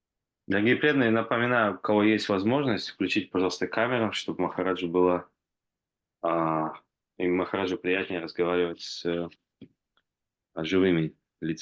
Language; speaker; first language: Russian; native; Russian